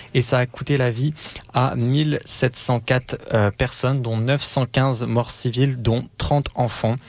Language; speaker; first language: French; native; French